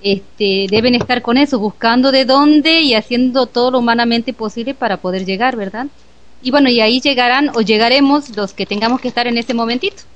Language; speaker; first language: Spanish; native; Spanish